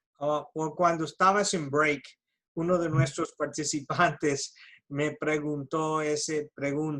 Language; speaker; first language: Spanish; early bilingual, heritage; Spanish